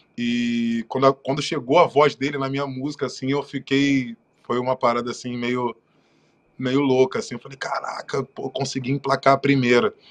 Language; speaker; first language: Portuguese; native; Portuguese